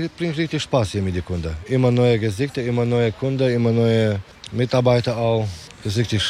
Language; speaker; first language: German; non-native, learner; Romanian